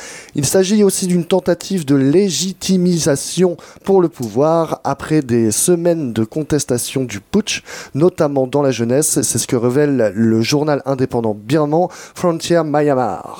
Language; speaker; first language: French; native; French